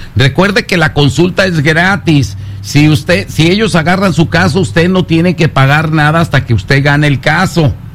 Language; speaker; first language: Spanish; native; Spanish